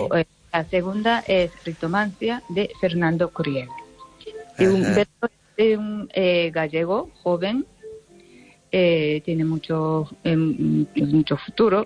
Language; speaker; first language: Spanish; non-native, learner; Japanese